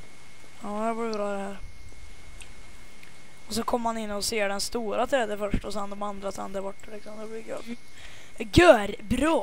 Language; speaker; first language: Swedish; native; Swedish